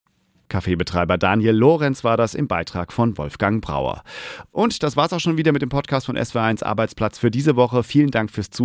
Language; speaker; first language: German; native; German